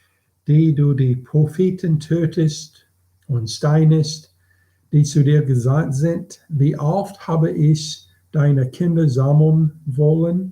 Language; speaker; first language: German; non-native, fluent; English